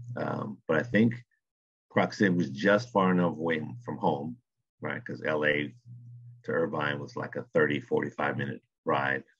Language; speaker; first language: English; native; English